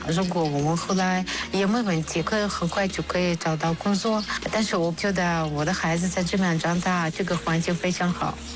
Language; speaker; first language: Chinese; non-native, fluent; Russian